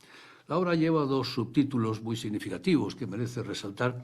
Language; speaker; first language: Spanish; native; Spanish